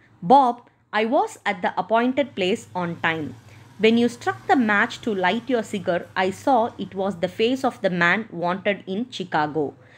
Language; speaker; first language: English; non-native, local second language; Tamil